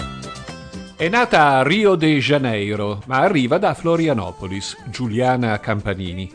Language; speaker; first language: Italian; native; Italian